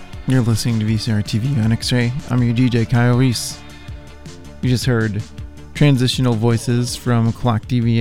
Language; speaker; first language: English; native; English